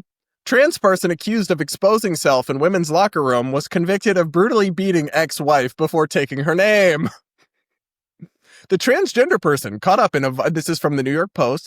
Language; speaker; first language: English; native; English